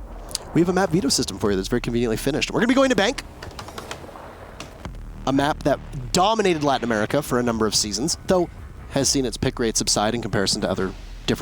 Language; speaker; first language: English; native; English